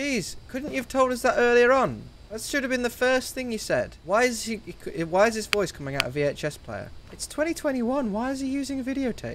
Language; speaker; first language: English; native; English